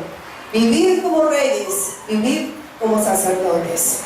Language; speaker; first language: Spanish; native; Spanish